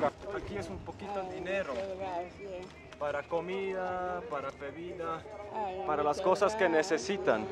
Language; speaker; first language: Spanish; non-native, learner; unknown